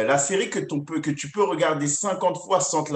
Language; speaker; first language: French; native; French